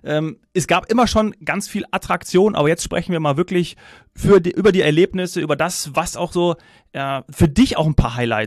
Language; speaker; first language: German; native; German